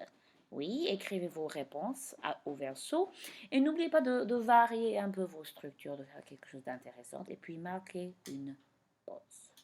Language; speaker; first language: French; non-native, fluent; English